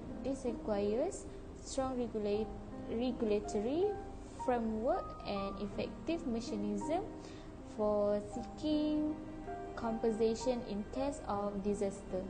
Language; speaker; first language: English; non-native, local second language; Malay